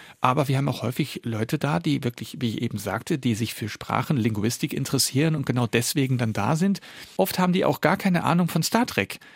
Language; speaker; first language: German; early bilingual, other home language; Dutch